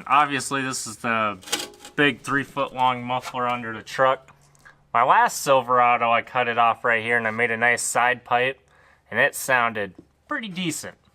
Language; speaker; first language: English; native; English